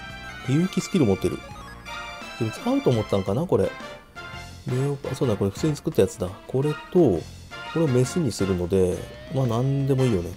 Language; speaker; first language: Japanese; native; Japanese